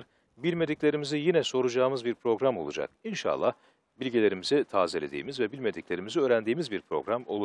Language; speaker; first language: Turkish; native; Turkish